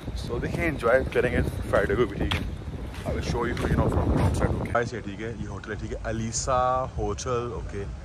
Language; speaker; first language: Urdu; non-native, local second language; Punjabi